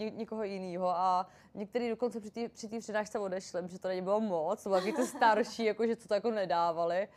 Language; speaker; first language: Czech; native; Czech